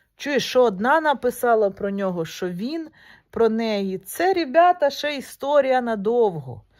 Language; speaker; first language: Ukrainian; non-native, local second language; Russian